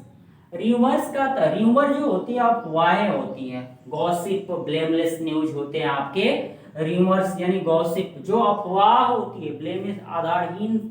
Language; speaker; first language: Hindi; native; Hindi